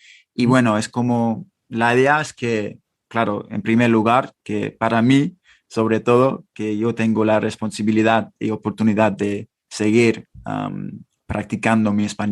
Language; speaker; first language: Spanish; non-native, fluent; English